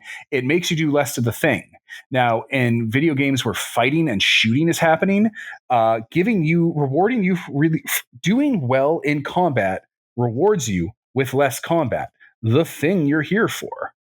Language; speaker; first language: English; native; English